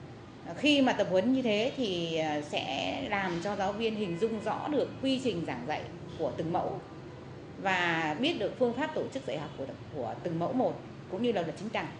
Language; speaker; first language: Vietnamese; native; Vietnamese